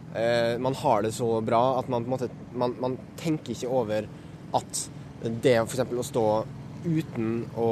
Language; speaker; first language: Norwegian; native; Norwegian